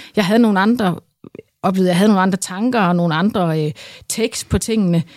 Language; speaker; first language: Danish; native; Danish